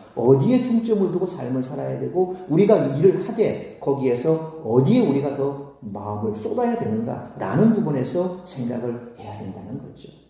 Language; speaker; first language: Korean; native; Korean